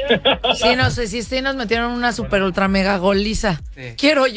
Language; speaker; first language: Spanish; native; Spanish